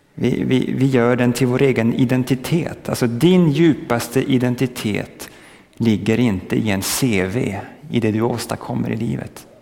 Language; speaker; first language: Swedish; early bilingual, other home language; French